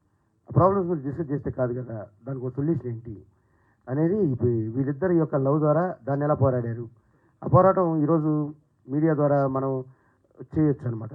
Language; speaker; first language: Telugu; native; Telugu